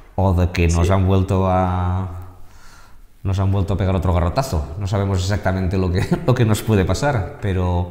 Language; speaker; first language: Spanish; non-native, local second language; Catalan